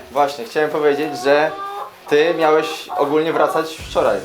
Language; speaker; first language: Polish; native; Polish